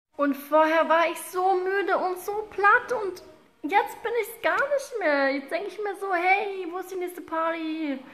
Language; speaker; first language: German; early bilingual, other home language; Russian